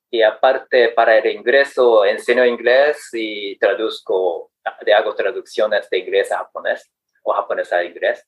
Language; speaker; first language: Spanish; non-native, fluent; Japanese